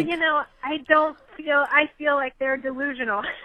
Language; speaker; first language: English; native; English